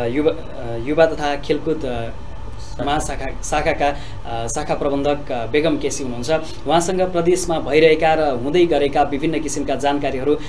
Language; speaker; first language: Nepali; native; Nepali